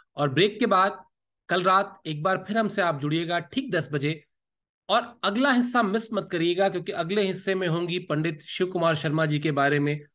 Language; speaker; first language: Hindi; native; Hindi